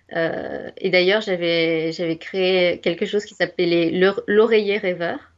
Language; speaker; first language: French; native; French